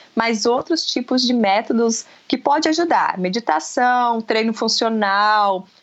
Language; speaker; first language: Portuguese; native; Portuguese